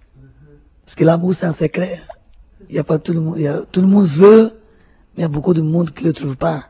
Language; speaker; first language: French; non-native, fluent; Portuguese